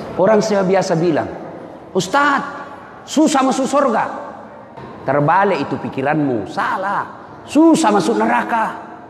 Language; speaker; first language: Indonesian; non-native, local second language; Buginese